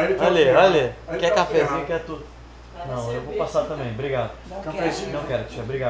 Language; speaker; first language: Portuguese; native; Portuguese